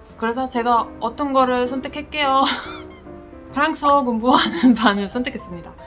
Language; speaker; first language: Korean; non-native, fluent; Italian